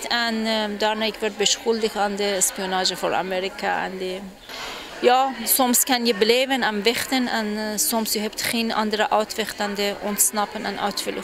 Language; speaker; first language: Dutch; non-native, fluent; Persian